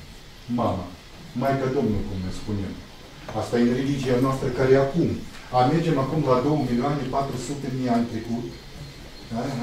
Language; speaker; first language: Romanian; non-native, local second language; Russian